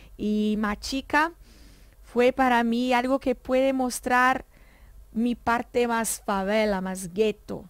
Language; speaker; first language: Spanish; non-native, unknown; Portuguese